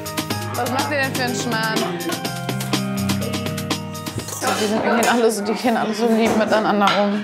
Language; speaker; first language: German; native; German